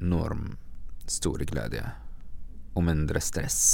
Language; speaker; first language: Swedish; non-native, fluent; Arabic